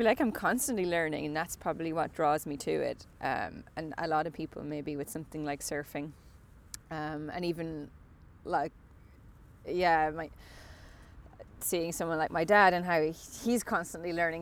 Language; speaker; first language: English; native; English